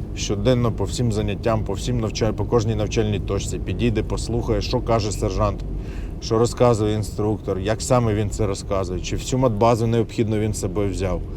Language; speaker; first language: Ukrainian; non-native, local second language; Russian